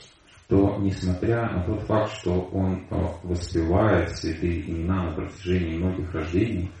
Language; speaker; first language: Russian; native; Russian